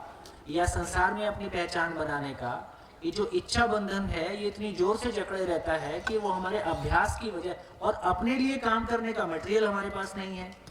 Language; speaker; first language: Hindi; native; Hindi